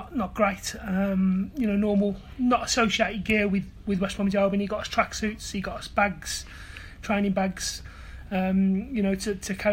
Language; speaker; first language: English; native; English